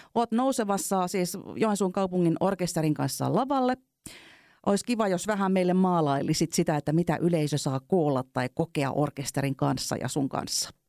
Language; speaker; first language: Finnish; native; Finnish